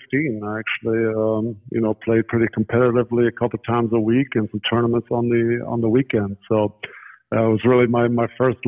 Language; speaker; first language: English; non-native, fluent; German